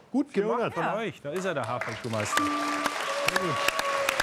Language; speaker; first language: German; native; German